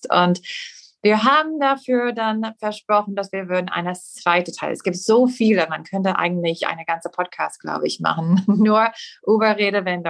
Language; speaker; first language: German; non-native, fluent; English